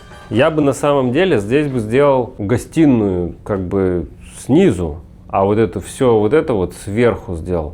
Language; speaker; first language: Russian; native; Russian